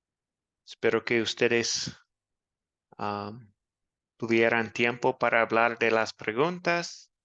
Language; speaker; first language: Spanish; non-native, fluent; English